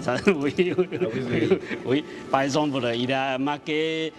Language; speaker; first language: French; non-native, learner; Chinese